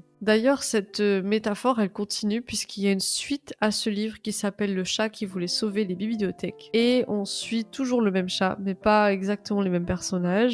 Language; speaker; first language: French; native; French